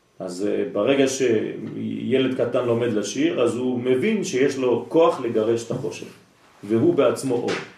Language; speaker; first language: Hebrew; non-native, fluent; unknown